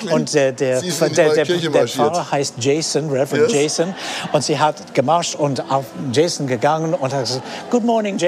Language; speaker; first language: German; non-native, fluent; English